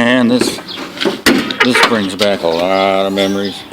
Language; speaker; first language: English; native; English